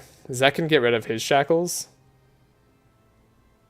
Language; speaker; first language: English; native; English